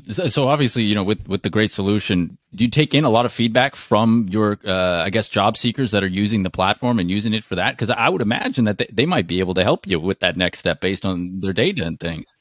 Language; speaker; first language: English; native; English